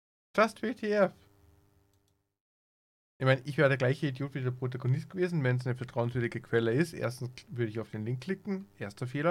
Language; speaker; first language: German; native; German